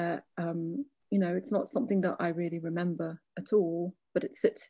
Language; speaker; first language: English; native; English